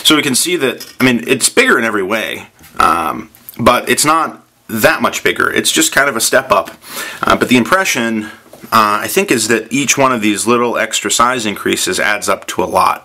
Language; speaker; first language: English; native; English